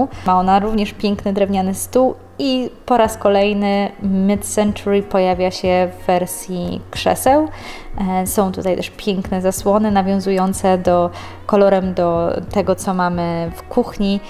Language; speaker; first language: Polish; native; Polish